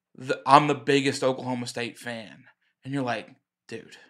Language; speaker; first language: English; native; English